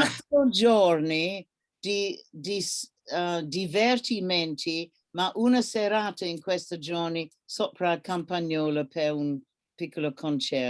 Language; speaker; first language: Italian; non-native, learner; English